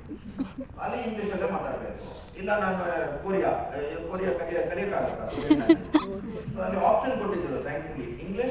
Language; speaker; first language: Kannada; non-native, local second language; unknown